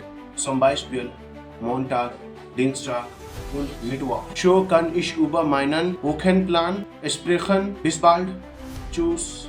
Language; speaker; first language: German; non-native, learner; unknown